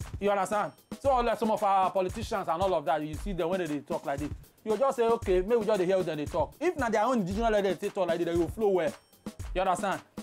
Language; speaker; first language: Nigerian Pidgin; non-native, local second language; Igbo